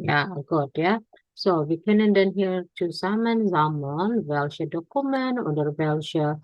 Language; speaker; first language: German; non-native, fluent; Indonesian